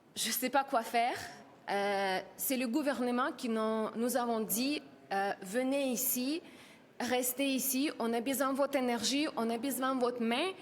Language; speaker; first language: French; non-native, learner; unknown